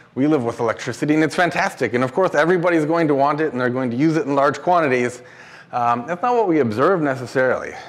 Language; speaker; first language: English; native; English